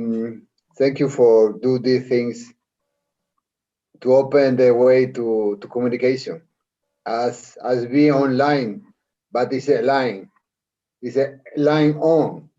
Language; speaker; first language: English; non-native, learner; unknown